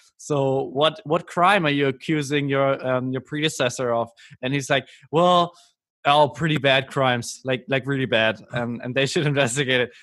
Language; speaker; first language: English; non-native, fluent; German